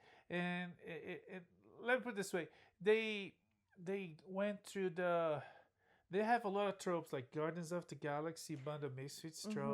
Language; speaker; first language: English; non-native, fluent; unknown